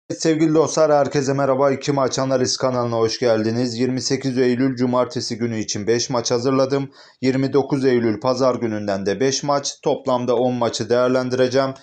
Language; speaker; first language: Turkish; native; Turkish